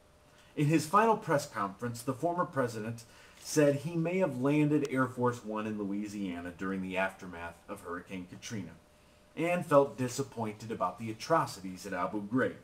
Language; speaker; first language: English; native; English